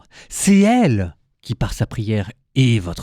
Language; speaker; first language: French; native; French